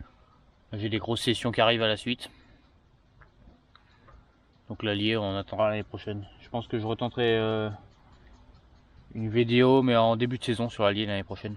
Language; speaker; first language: French; native; French